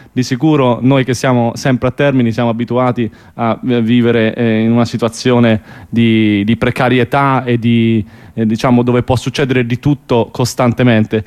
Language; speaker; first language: Italian; native; Italian